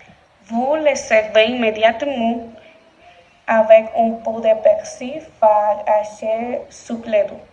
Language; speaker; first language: French; non-native, learner; Spanish